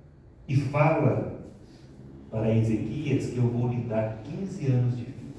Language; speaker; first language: Portuguese; native; Portuguese